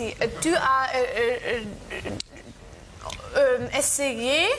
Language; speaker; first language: French; non-native, learner; German